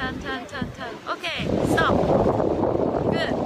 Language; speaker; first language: English; non-native, learner; Korean